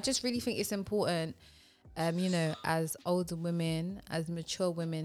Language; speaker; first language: English; native; English